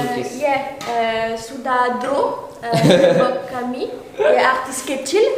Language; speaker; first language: Indonesian; non-native, learner; French